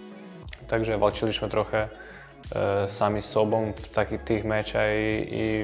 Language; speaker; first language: Polish; non-native, fluent; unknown